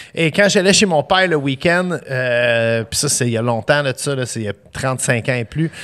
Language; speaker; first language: French; native; French